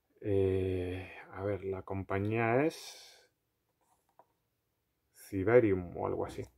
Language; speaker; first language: Spanish; native; Spanish